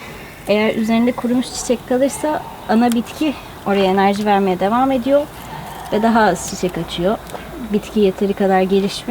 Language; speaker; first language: Turkish; native; Turkish